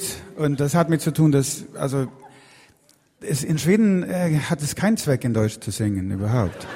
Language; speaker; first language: German; non-native, fluent; Swedish